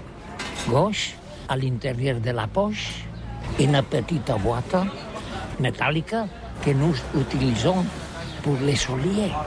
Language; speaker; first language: French; non-native, learner; Catalan